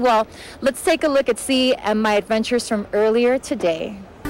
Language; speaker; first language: English; early bilingual, other home language; Spanish